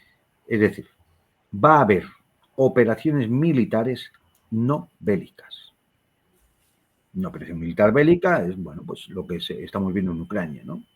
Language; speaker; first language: Spanish; native; Spanish